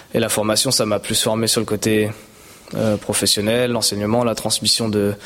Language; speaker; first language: French; native; French